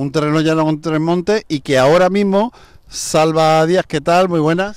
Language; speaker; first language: Spanish; native; Spanish